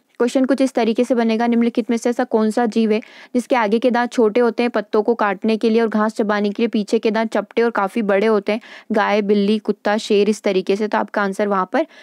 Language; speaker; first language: Hindi; native; Hindi